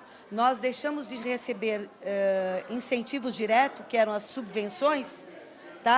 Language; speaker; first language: Portuguese; native; Portuguese